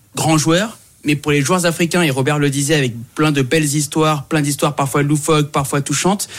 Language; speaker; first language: French; native; French